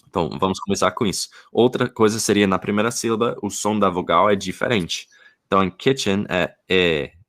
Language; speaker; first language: Portuguese; non-native, fluent; English